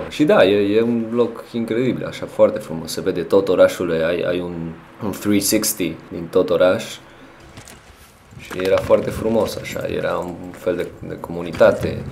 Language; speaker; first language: Romanian; non-native, learner; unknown